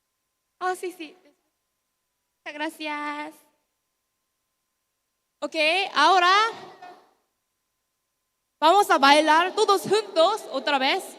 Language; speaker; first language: Spanish; non-native, learner; Korean